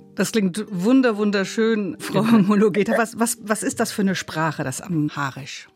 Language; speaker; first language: German; native; German